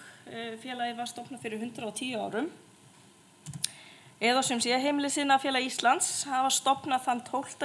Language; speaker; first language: Icelandic; native; Icelandic